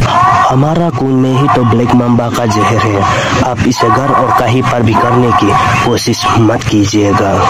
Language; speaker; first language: Hindi; non-native, local second language; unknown